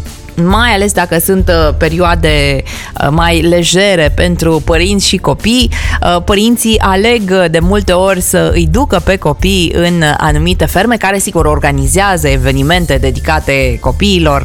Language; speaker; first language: Romanian; native; Romanian